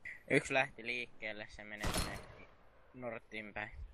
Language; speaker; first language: Finnish; native; Finnish